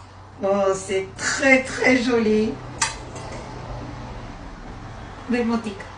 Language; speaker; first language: French; non-native, learner; Armenian